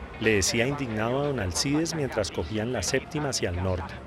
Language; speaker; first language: Spanish; native; Spanish